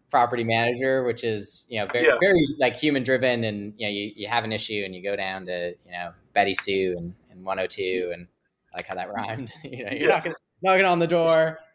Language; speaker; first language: English; native; English